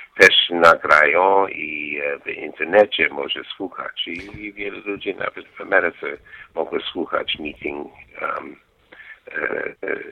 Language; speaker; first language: Polish; non-native, learner; English